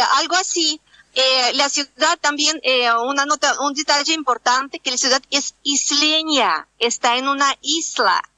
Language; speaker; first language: Spanish; non-native, fluent; Russian